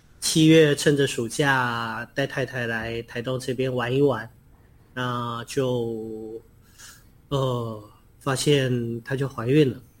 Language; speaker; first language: Chinese; native; Chinese